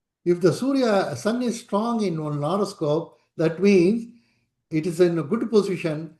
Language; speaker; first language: English; non-native, local second language; Tamil